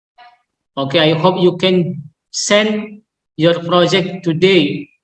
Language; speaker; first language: English; non-native, learner; Indonesian